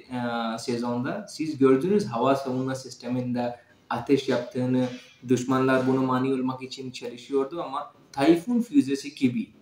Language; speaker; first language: Turkish; non-native, fluent; Urdu